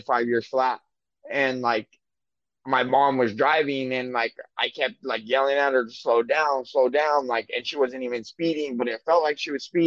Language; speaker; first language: English; native; English